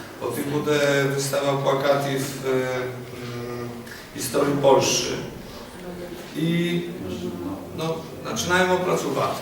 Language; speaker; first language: Polish; non-native, learner; Ukrainian